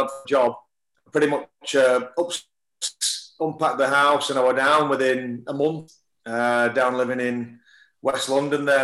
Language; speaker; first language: English; native; English